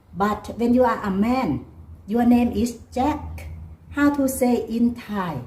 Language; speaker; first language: English; non-native, learner; Thai